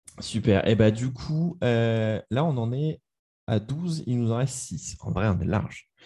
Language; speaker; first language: French; native; French